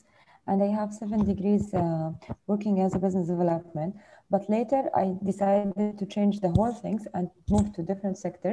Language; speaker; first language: English; non-native, fluent; Arabic